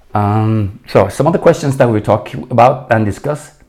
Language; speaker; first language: English; non-native, fluent; Norwegian